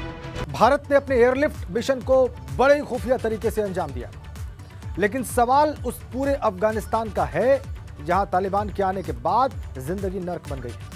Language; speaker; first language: Hindi; native; Hindi